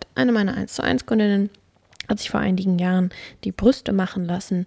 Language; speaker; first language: German; native; German